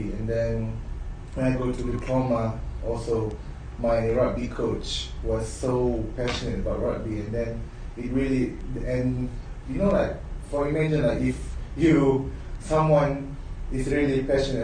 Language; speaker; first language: English; non-native, local second language; Malay